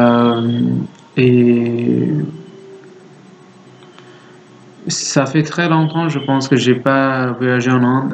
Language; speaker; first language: French; non-native, learner; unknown